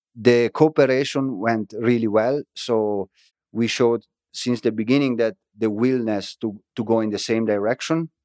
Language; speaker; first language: English; non-native, fluent; Italian